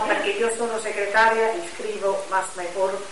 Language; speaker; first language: Spanish; non-native, learner; Italian